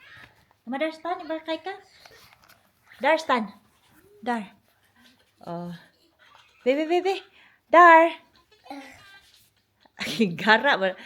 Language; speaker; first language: Dutch; non-native, learner; Filipino